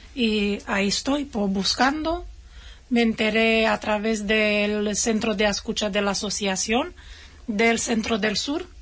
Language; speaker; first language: Spanish; non-native, fluent; Romanian